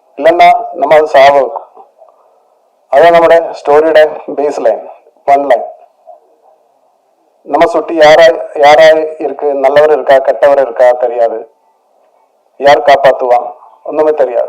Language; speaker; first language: Tamil; non-native, learner; Malayalam